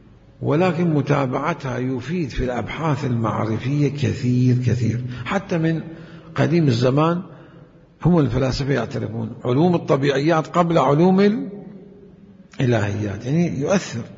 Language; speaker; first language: Arabic; native; Arabic